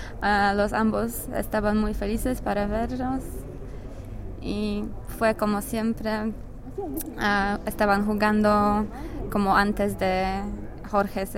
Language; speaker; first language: Spanish; non-native, learner; English